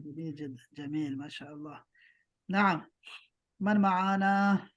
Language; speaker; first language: Arabic; non-native, fluent; Urdu